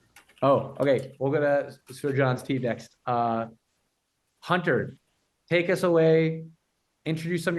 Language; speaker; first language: English; native; English